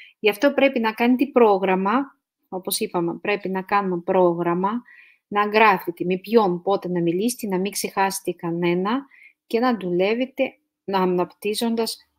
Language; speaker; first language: Greek; non-native, fluent; Russian